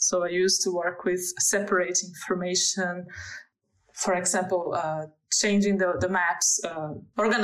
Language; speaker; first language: English; non-native, fluent; Portuguese